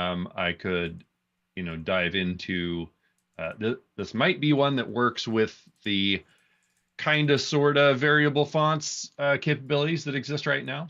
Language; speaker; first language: English; native; English